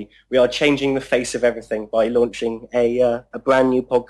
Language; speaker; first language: English; native; English